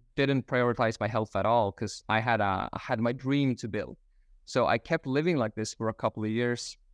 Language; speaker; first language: English; non-native, fluent; Swedish